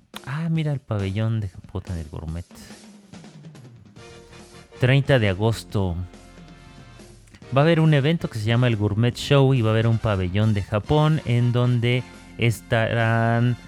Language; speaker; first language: Spanish; native; Spanish